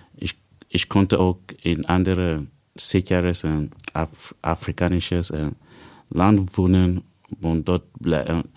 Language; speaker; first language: German; non-native, learner; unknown